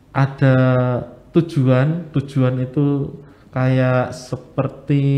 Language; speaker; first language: Indonesian; native; Indonesian